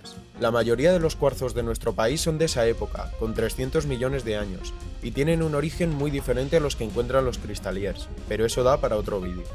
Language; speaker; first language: Spanish; native; Spanish